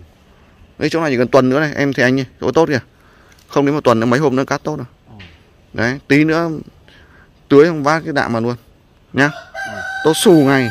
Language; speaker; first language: Vietnamese; native; Vietnamese